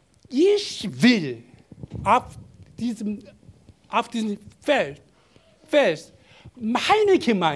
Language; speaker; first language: German; non-native, learner; Korean